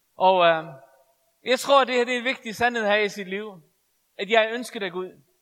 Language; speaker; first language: Danish; non-native, local second language; Faroese